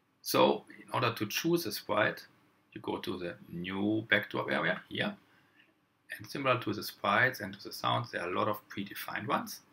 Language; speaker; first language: English; non-native, fluent; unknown